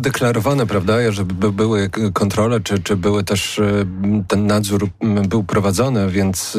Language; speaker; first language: Polish; native; Polish